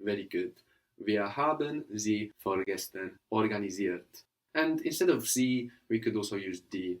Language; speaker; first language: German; non-native, fluent; English